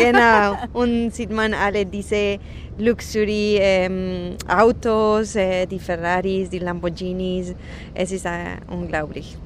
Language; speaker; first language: German; non-native, fluent; Spanish